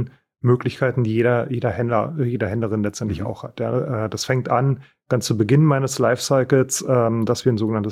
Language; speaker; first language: German; native; German